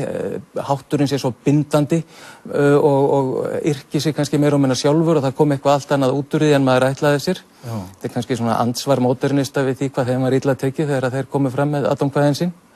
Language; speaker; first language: Icelandic; native; Icelandic